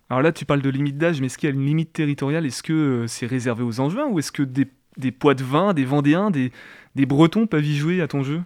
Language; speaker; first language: French; native; French